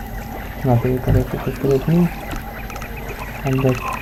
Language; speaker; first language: Russian; native; Russian